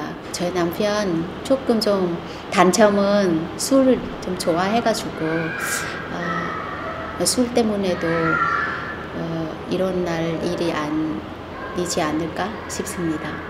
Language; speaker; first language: Korean; non-native, fluent; Vietnamese